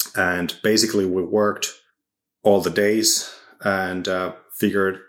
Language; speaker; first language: English; non-native, fluent; Finnish